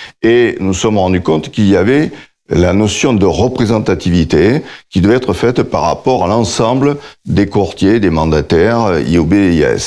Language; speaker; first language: French; native; French